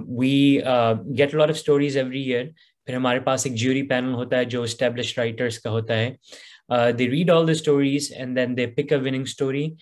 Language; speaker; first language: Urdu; native; Urdu